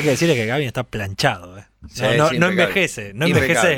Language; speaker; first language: Spanish; native; Spanish